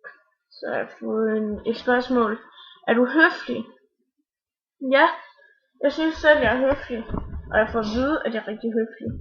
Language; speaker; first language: Danish; native; Danish